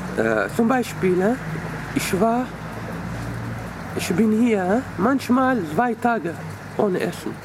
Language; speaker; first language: German; early bilingual, other home language; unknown